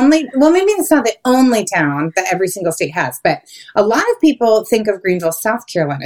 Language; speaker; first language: English; native; English